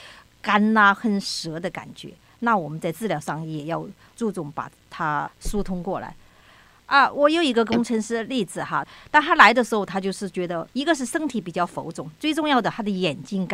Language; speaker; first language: Chinese; native; Chinese